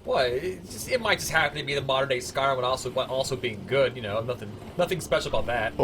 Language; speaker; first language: English; native; English